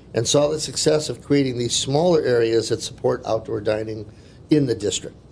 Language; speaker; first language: English; native; English